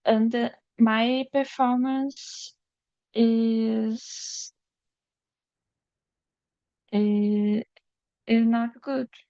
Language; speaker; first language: English; non-native, learner; Portuguese